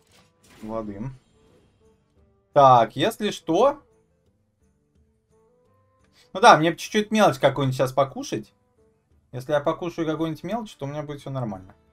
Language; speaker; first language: Russian; native; Russian